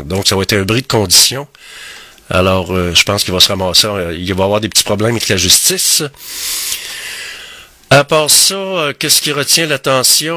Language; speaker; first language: French; native; French